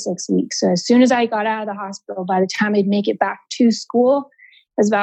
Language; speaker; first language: English; native; English